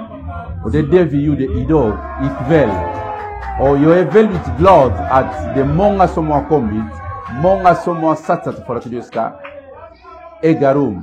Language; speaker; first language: Swedish; non-native, learner; Lingala